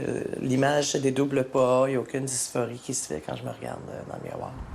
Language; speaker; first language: French; native; French